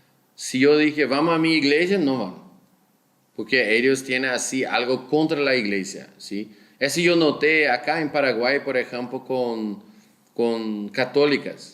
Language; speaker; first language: Spanish; non-native, fluent; Portuguese